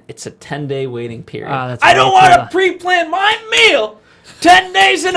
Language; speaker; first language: English; native; English